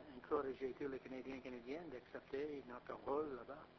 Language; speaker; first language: French; non-native, fluent; English